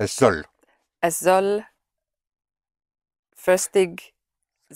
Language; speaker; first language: German; non-native, learner; English